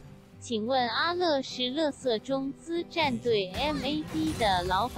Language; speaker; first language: Chinese; native; Chinese